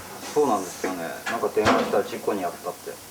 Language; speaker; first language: Japanese; native; Japanese